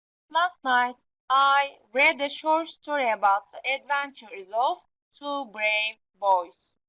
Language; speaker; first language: English; non-native, fluent; Turkish